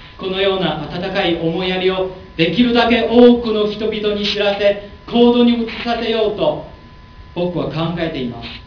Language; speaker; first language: Japanese; non-native, learner; Chinese